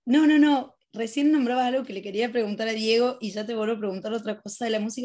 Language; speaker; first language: Spanish; native; Spanish